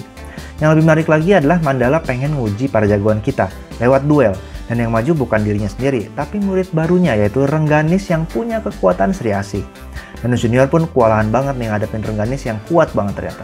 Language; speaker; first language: Indonesian; native; Indonesian